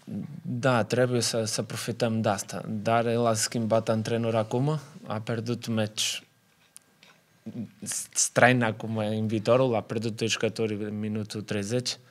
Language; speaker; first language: Romanian; non-native, learner; Portuguese